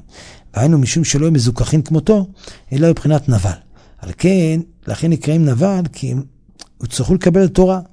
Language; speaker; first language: Hebrew; native; Hebrew